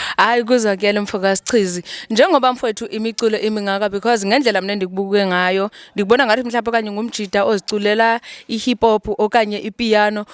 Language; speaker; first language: Zulu; non-native, local second language; Xhosa